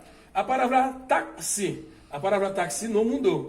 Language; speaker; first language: Portuguese; non-native, fluent; Haitian Creole